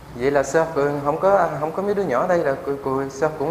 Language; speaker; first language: Vietnamese; early bilingual, heritage; Vietnamese